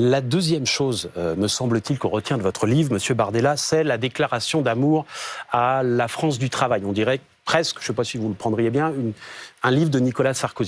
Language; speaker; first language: French; native; French